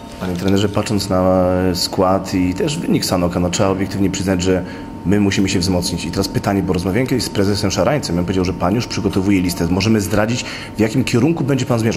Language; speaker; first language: Polish; native; Polish